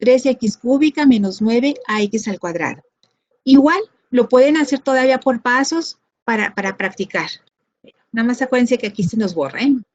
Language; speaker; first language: Spanish; native; Spanish